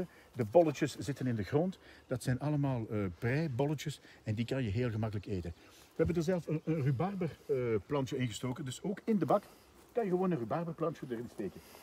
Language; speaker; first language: Dutch; native; Dutch